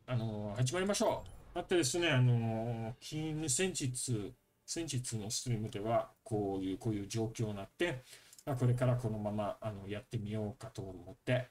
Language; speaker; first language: Japanese; non-native, fluent; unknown